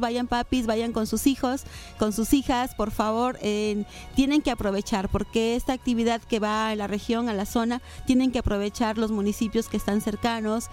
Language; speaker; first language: Spanish; native; Spanish